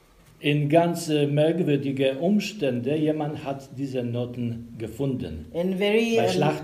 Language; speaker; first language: German; non-native, learner; Polish